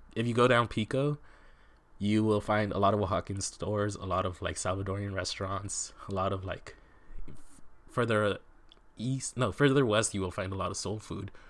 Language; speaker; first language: English; native; English